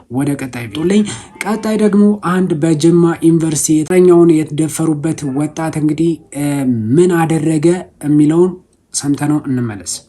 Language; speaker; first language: Amharic; native; Amharic